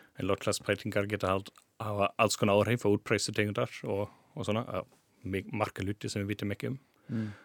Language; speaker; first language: Icelandic; non-native, fluent; German